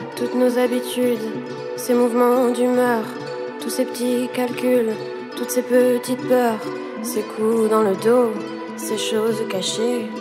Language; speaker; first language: French; native; French